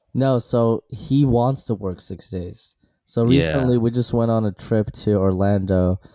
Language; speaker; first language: English; early bilingual, other home language; Assyrian Neo-Aramaic